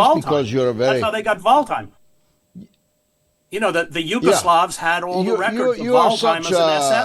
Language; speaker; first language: English; native; English